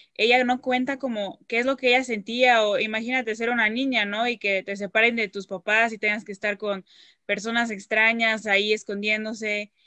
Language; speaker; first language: Spanish; native; Spanish